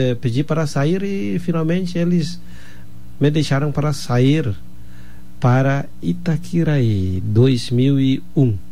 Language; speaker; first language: Portuguese; non-native, fluent; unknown